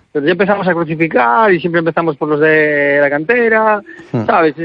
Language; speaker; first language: Spanish; native; Spanish